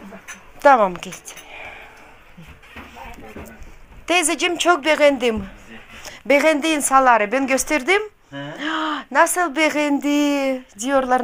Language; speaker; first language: Turkish; non-native, learner; Russian